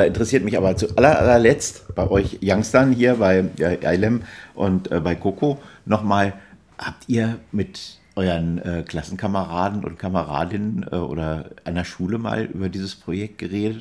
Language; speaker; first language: German; native; German